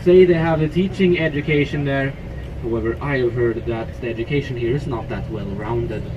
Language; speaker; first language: English; non-native, fluent; Swedish